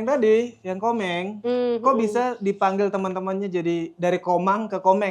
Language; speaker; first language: Indonesian; native; Indonesian